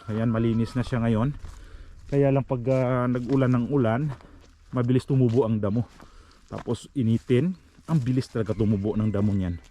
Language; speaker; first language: Filipino; non-native, local second language; Cebuano